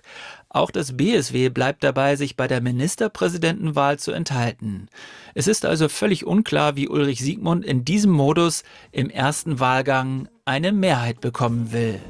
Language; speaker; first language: German; native; German